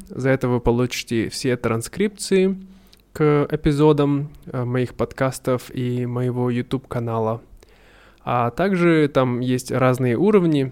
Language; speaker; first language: Russian; native; Russian